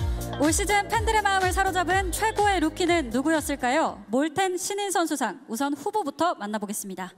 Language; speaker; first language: Korean; native; Korean